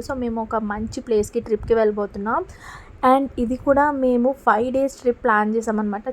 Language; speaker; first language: Telugu; native; Telugu